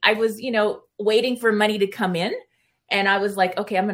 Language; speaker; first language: English; early bilingual, other home language; Spanish